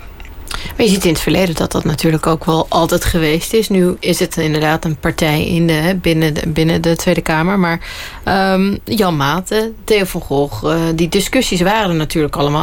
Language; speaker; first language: Dutch; native; Dutch